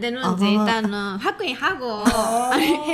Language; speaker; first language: Korean; non-native, fluent; Japanese